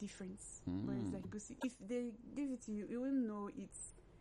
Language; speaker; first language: English; non-native, local second language; Igbo